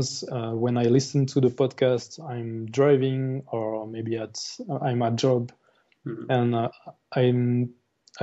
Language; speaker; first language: English; non-native, learner; German